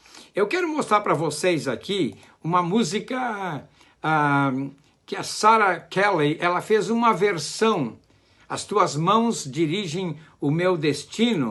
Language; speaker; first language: Portuguese; native; Portuguese